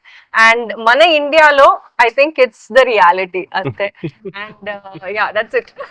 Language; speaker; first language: Telugu; early bilingual, heritage; Kannada